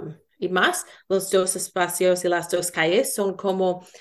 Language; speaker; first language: Spanish; non-native, learner; English